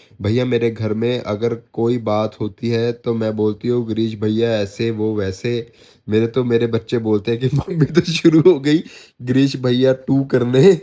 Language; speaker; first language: Hindi; native; Hindi